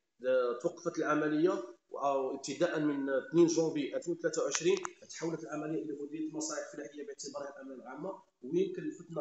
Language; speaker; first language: Arabic; native; Arabic